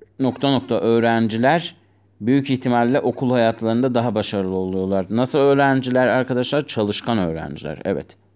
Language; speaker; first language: Turkish; non-native, fluent; Azerbaijani